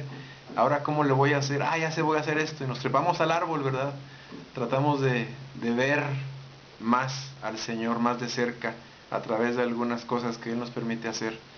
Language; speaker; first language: Spanish; native; Spanish